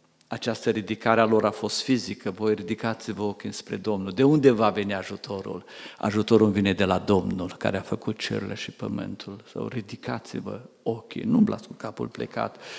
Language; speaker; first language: Romanian; native; Romanian